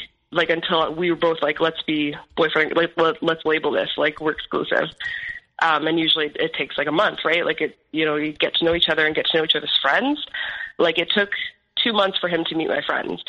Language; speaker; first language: English; native; English